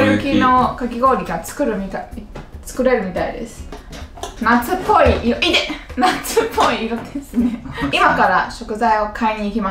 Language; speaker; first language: Japanese; non-native, fluent; Chinese